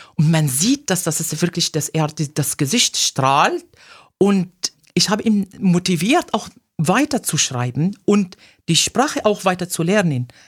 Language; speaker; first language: German; non-native, fluent; Arabic